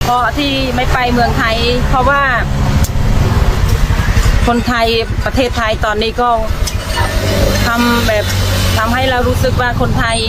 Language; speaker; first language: Thai; non-native, fluent; Khmer